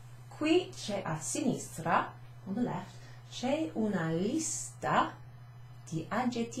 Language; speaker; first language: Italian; non-native, fluent; English